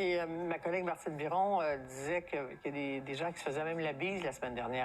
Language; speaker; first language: French; native; French